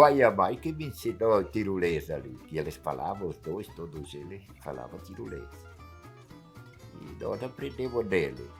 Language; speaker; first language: Portuguese; non-native, local second language; Italian